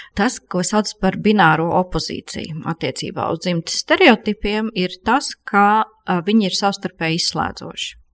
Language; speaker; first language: Latvian; native; Latvian